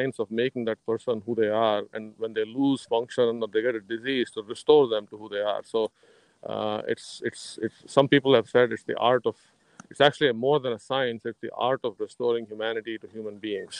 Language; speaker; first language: English; non-native, local second language; Kannada